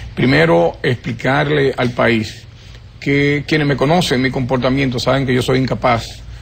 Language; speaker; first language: Spanish; native; Spanish